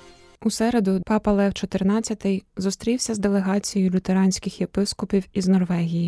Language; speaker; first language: Ukrainian; native; Ukrainian